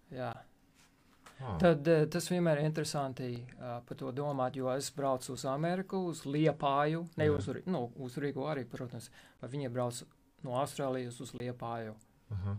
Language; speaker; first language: Latvian; non-native, fluent; English